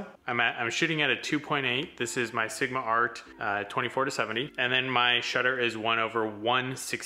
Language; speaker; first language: English; native; English